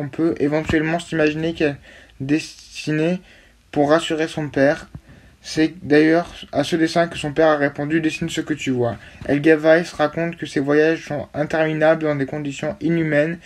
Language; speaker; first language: French; native; French